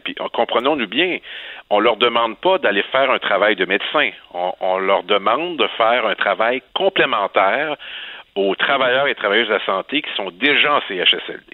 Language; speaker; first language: French; native; French